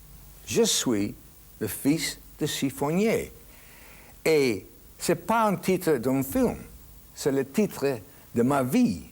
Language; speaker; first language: French; non-native, fluent; English